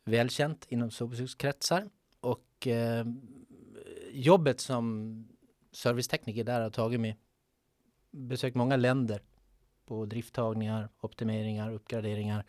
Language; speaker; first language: Swedish; native; Swedish